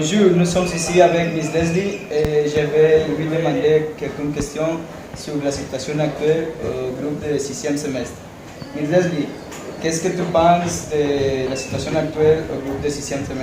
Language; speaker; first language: French; non-native, learner; Spanish